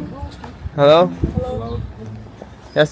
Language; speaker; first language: English; non-native, learner; Chinese